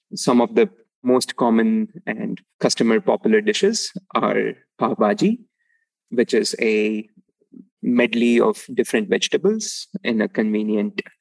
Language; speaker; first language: English; non-native, local second language; Tamil